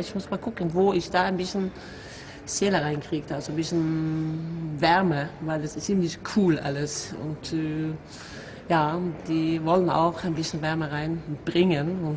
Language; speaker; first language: German; non-native, fluent; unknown